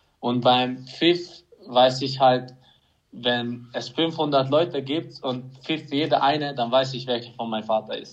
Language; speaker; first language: German; non-native, fluent; Hungarian